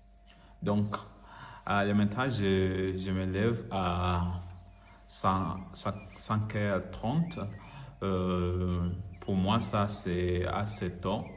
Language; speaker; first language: French; non-native, learner; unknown